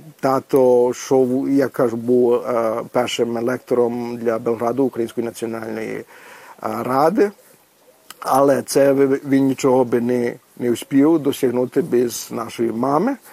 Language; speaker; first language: Ukrainian; early bilingual, heritage; Ukrainian